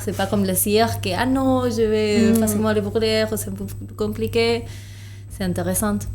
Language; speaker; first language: French; non-native, fluent; Spanish